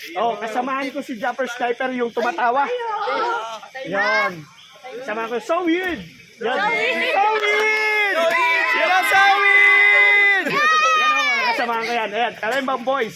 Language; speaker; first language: Filipino; native; Filipino